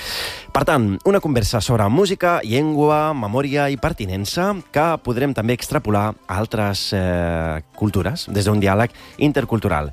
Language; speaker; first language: Catalan; early bilingual, other home language; Arabic